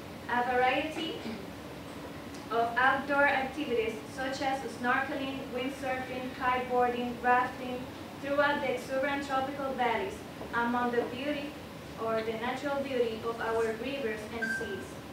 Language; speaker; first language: English; non-native, fluent; Spanish